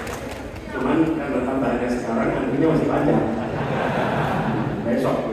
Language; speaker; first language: Indonesian; native; Indonesian